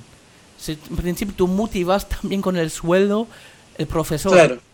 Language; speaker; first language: Spanish; non-native, fluent; German